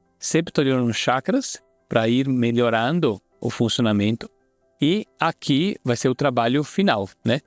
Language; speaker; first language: Portuguese; non-native, fluent; Italian